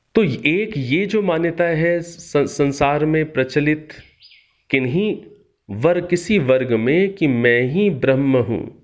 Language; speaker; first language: Hindi; native; Hindi